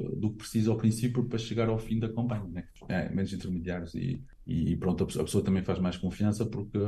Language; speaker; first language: Portuguese; early bilingual, heritage; Portuguese